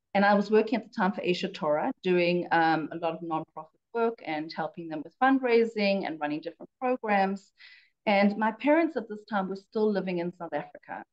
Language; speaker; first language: English; native; English